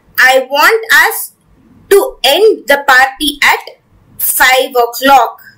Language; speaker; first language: English; non-native, local second language; Tamil